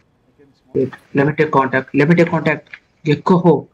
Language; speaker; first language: English; non-native, local second language; Kannada